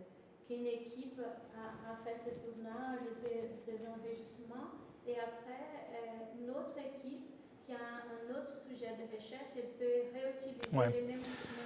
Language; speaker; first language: French; non-native, fluent; Portuguese